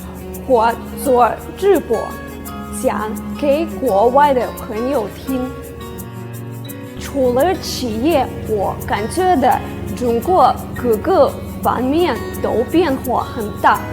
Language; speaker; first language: Chinese; non-native, fluent; Russian